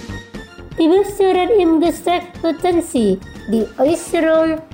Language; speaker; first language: German; non-native, fluent; Indonesian